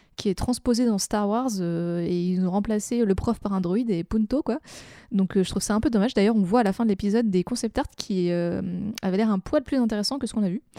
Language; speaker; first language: French; native; French